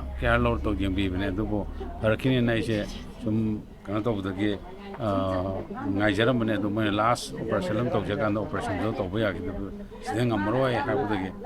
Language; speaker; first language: Manipuri; native; Manipuri